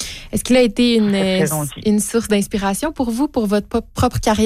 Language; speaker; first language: French; native; French